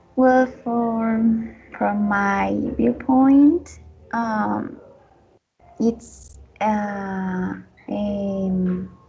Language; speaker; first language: English; non-native, learner; Spanish